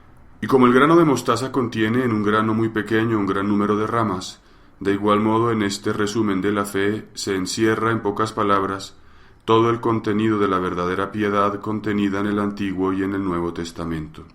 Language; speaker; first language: Spanish; native; Spanish